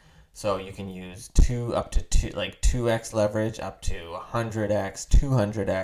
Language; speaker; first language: English; native; English